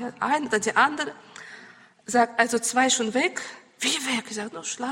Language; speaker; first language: German; non-native, learner; Russian